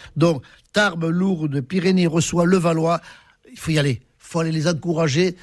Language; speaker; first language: French; native; French